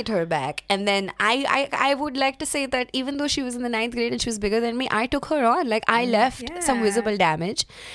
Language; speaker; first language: English; non-native, local second language; Hindi